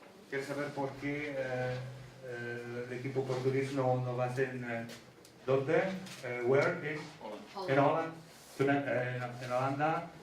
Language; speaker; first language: Spanish; non-native, learner; Italian